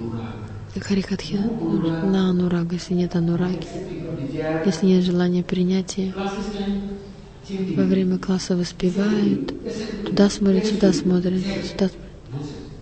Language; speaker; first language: Russian; non-native, learner; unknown